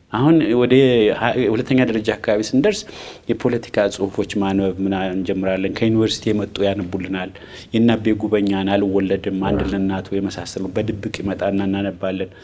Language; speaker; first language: Amharic; native; Amharic